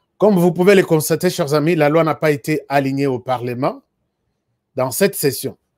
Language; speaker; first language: French; non-native, local second language; Lingala